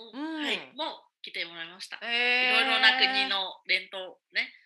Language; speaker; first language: Japanese; non-native, fluent; Vietnamese